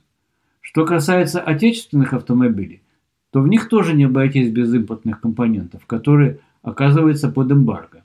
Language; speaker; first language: Russian; native; Russian